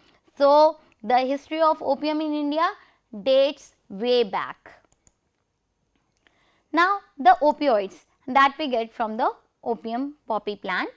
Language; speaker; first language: English; non-native, local second language; Hindi